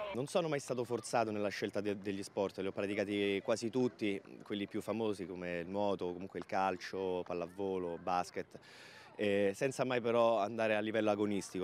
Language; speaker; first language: Italian; native; Italian